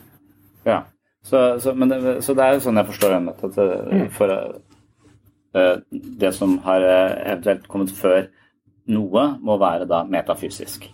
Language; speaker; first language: Norwegian; native; Norwegian